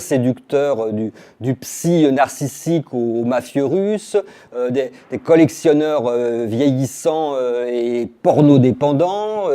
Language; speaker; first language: French; native; French